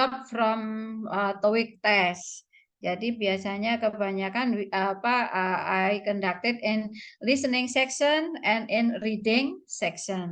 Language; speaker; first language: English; non-native, fluent; Indonesian